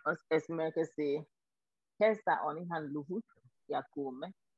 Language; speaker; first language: Finnish; non-native, learner; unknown